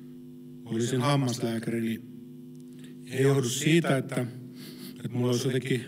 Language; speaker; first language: Finnish; native; Finnish